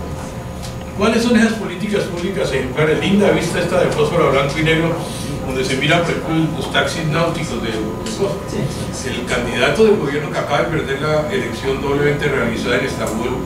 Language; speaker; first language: Spanish; native; Spanish